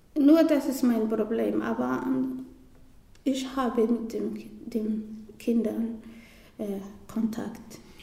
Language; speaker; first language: German; non-native, learner; Somali